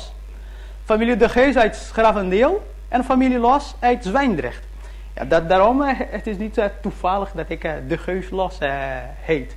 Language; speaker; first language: Dutch; early bilingual, heritage; Dutch